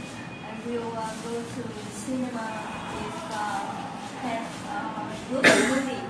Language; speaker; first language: English; non-native, learner; Vietnamese